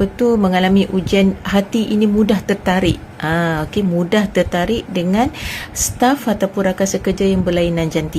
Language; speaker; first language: Malay; native; Malay